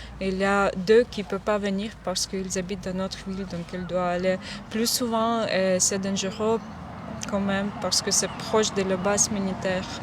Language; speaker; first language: French; non-native, learner; Ukrainian